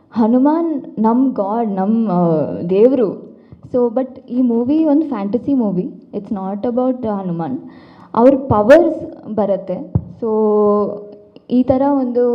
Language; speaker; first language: Kannada; non-native, local second language; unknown